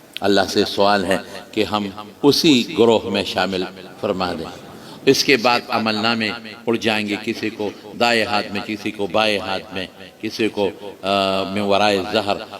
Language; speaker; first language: Urdu; non-native, local second language; Pashto